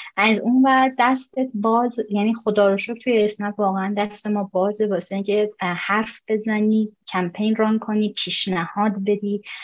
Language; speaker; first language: Persian; native; Persian